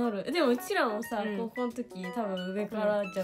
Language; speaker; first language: Japanese; native; Japanese